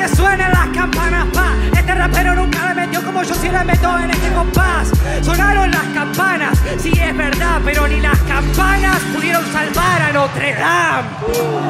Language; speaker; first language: Spanish; native; Spanish